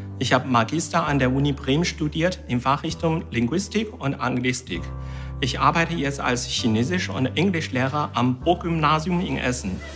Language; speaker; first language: German; non-native, fluent; Chinese